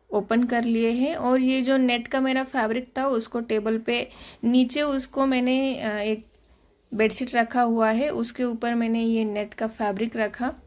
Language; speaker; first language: Hindi; non-native, local second language; Marathi